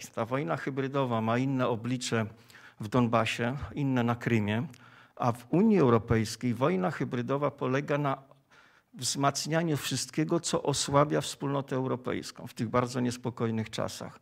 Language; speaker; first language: Polish; native; Polish